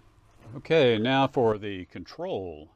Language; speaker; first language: English; native; English